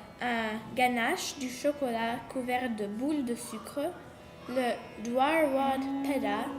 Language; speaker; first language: French; non-native, learner; English